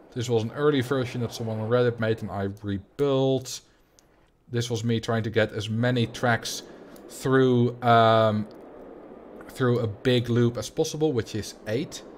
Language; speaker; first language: English; non-native, fluent; Dutch